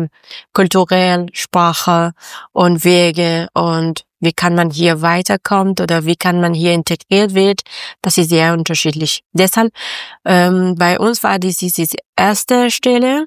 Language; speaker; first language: German; non-native, learner; Persian